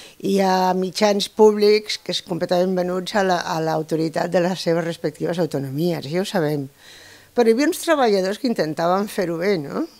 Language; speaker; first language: Catalan; non-native, local second language; Spanish